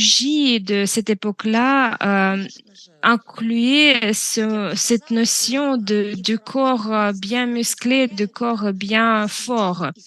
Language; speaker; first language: French; non-native, fluent; Russian